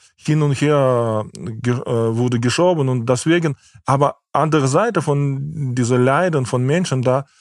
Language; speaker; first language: German; non-native, fluent; Ukrainian